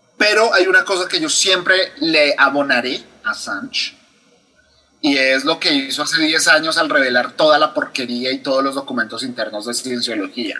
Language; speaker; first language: Spanish; native; Spanish